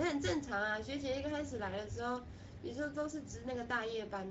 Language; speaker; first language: Chinese; native; Chinese